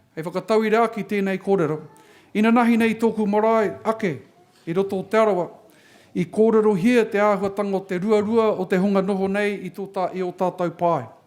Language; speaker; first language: Māori; native; Māori